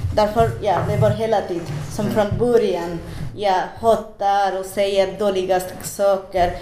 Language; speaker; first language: Swedish; non-native, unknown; Bangla